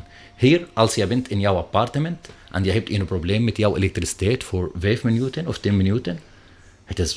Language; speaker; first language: Dutch; non-native, learner; Arabic